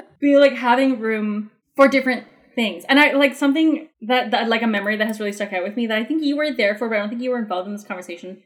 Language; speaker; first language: English; early bilingual, other home language; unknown